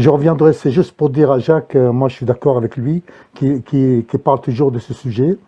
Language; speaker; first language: French; non-native, fluent; Arabic